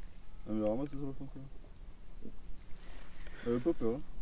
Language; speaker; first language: French; native; French